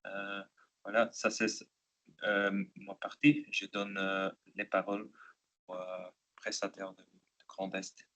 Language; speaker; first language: French; non-native, local second language; Dutch